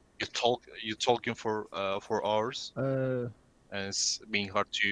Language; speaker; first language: English; non-native, learner; Turkish